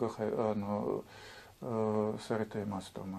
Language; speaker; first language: Japanese; non-native, learner; Russian